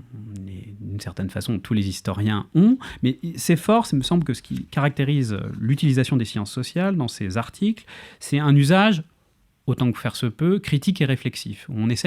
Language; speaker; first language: French; native; French